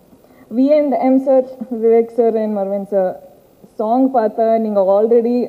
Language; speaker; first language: Tamil; non-native, learner; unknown